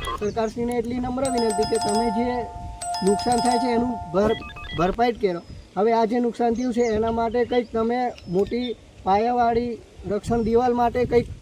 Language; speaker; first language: Gujarati; non-native, local second language; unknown